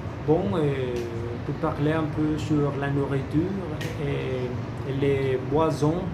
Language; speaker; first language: French; non-native, learner; Spanish